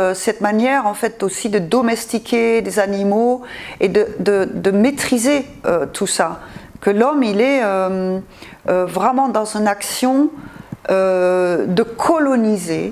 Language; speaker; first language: French; non-native, fluent; Dutch